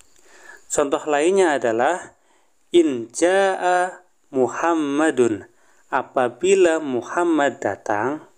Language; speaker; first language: Indonesian; native; Indonesian